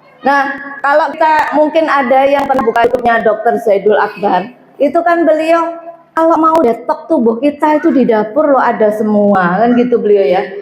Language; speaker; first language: Indonesian; non-native, local second language; Javanese